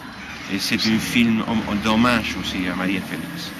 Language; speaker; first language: French; non-native, fluent; Spanish